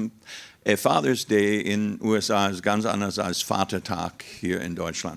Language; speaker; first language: German; non-native, fluent; English